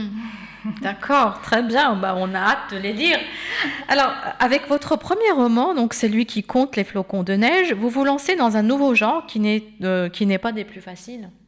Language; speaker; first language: French; native; French